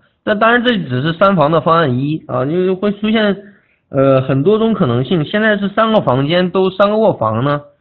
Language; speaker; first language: Chinese; native; Chinese